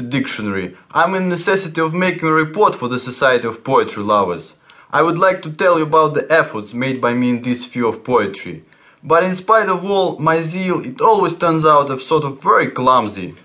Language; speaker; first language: English; non-native, fluent; Russian